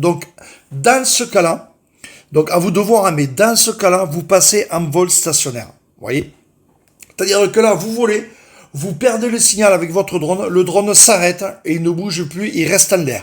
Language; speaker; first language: French; native; French